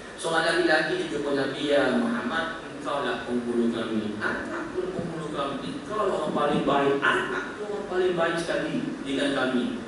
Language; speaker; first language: Malay; native; Malay